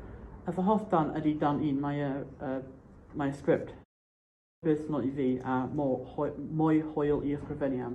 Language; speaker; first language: Welsh; non-native, local second language; English